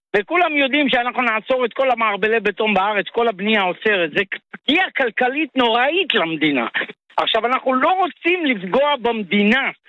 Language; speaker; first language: Hebrew; non-native, local second language; Arabic